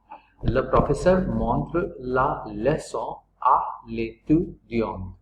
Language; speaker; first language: French; non-native, fluent; Hindi